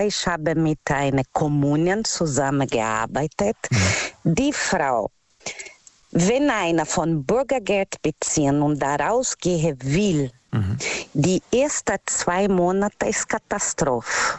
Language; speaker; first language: German; non-native, fluent; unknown